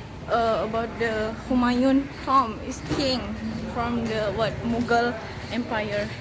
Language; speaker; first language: English; non-native, learner; Indonesian